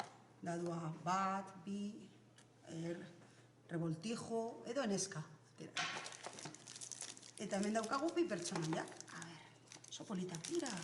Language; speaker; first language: Basque; non-native, local second language; Spanish